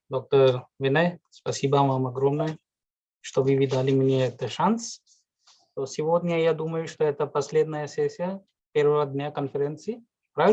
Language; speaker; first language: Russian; non-native, fluent; Hindi